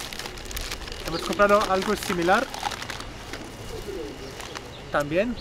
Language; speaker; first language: Spanish; non-native, fluent; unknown